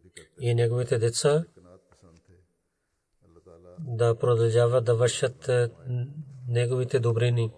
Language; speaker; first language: Bulgarian; non-native, learner; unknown